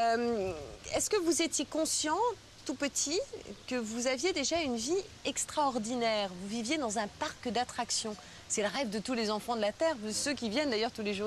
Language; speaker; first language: French; native; French